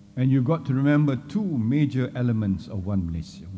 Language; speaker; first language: English; non-native, local second language; Malay